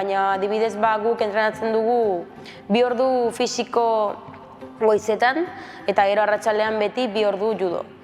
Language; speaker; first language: Basque; early bilingual, other home language; Spanish